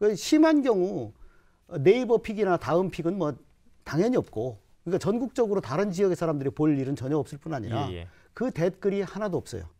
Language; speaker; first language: Korean; native; Korean